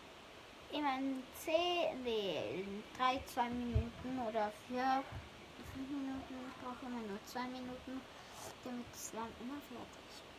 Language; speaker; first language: German; early bilingual, heritage; German